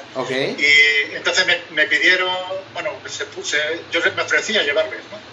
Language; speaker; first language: Spanish; native; Spanish